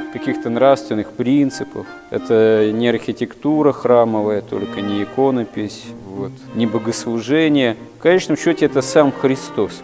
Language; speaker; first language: Russian; native; Russian